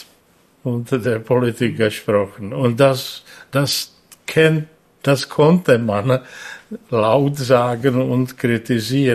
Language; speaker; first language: German; non-native, fluent; Czech